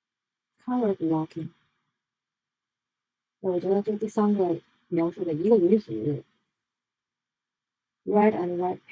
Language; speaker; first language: Chinese; native; Chinese